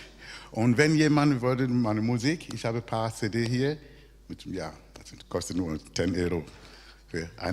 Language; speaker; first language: German; non-native, learner; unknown